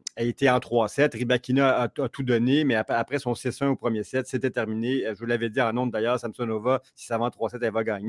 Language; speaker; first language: French; native; French